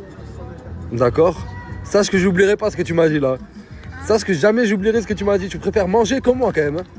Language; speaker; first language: French; native; French